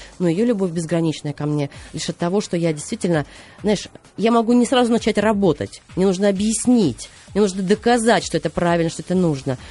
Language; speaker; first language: Russian; native; Russian